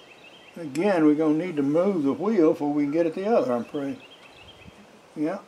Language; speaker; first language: English; native; English